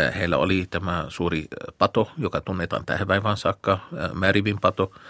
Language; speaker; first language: Finnish; non-native, fluent; Arabic